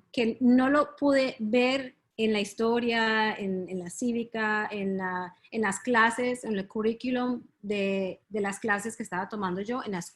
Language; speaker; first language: Spanish; early bilingual, heritage; Spanish